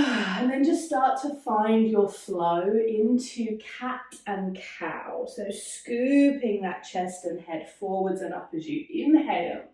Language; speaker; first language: English; native; English